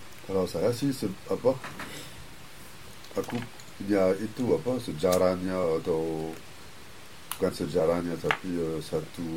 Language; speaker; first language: Indonesian; non-native, fluent; French